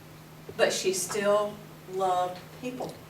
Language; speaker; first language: English; native; English